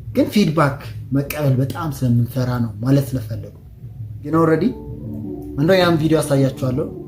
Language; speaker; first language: Amharic; non-native, local second language; Tigrinya